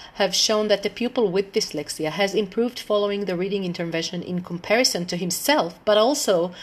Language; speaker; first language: English; non-native, fluent; Hebrew